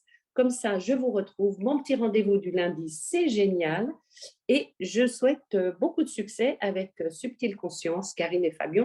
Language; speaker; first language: French; native; French